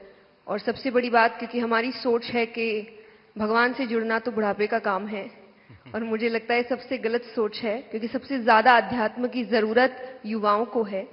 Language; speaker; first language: Hindi; native; Hindi